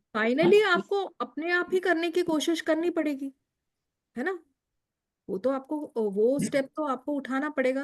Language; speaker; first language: Hindi; native; Hindi